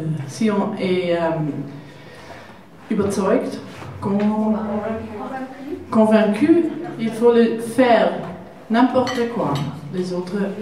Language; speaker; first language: French; non-native, learner; German